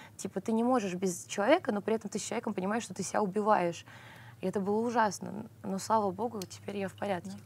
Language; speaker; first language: Russian; early bilingual, heritage; Russian